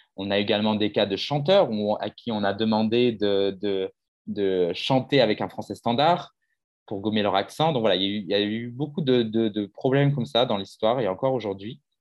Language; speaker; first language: French; native; French